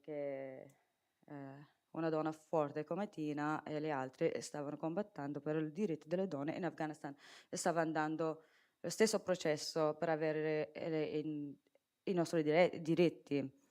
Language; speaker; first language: Italian; non-native, fluent; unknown